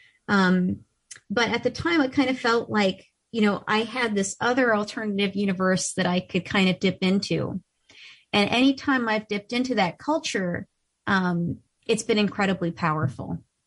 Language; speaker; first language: English; early bilingual, other home language; Ukrainian